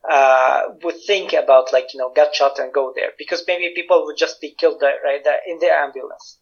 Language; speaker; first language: English; non-native, fluent; Arabic